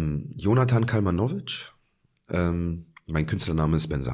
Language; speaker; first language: German; native; German